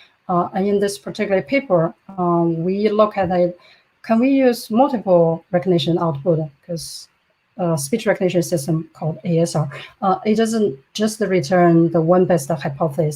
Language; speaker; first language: English; non-native, fluent; Chinese